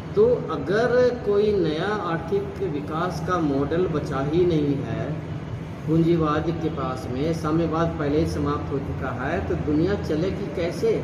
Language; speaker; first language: Hindi; native; Hindi